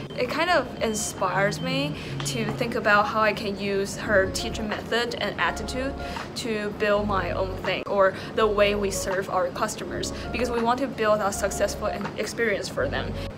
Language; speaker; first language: English; early bilingual, other home language; Chinese